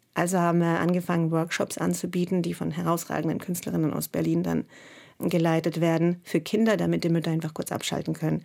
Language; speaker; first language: German; non-native, fluent; Russian